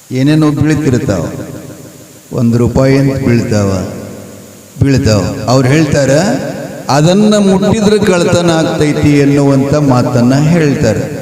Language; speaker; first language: Kannada; native; Kannada